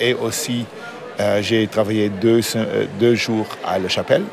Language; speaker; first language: French; non-native, learner; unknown